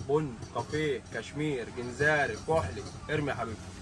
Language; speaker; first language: Arabic; native; Arabic